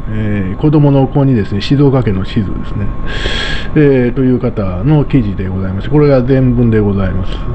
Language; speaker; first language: Japanese; native; Japanese